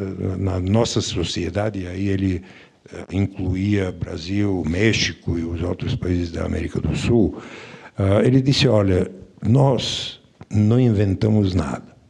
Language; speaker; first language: Portuguese; non-native, fluent; Bulgarian